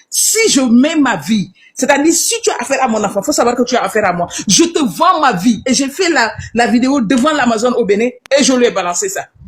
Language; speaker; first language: French; non-native, local second language; Wolof